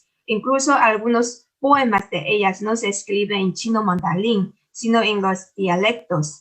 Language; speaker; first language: Spanish; non-native, fluent; Chinese